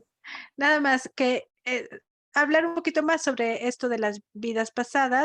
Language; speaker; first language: Spanish; native; Spanish